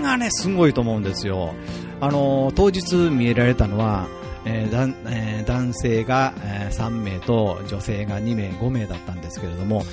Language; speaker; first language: Japanese; native; Japanese